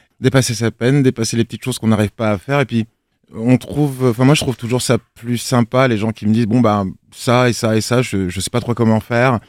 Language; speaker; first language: French; native; French